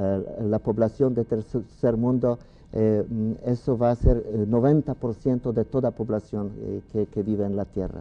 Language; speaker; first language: Spanish; non-native, fluent; Polish